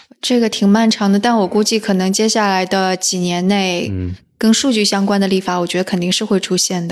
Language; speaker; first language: Chinese; native; Chinese